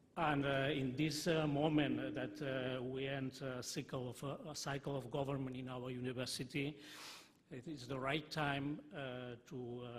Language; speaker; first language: English; non-native, fluent; Catalan